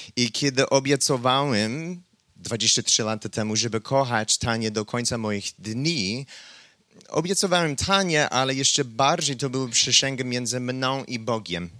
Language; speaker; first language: Polish; non-native, fluent; English